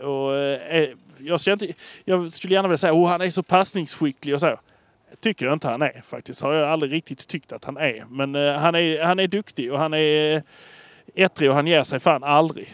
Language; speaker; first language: Swedish; native; Swedish